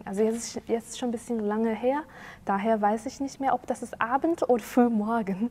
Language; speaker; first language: German; non-native, fluent; Chinese